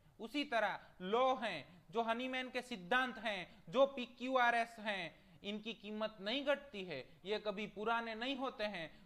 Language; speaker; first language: Hindi; non-native, local second language; Gujarati